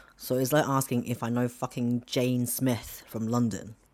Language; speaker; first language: English; non-native, local second language; Cantonese